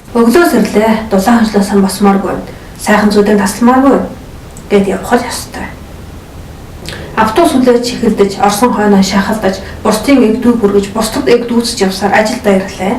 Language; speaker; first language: Mongolian; native; Mongolian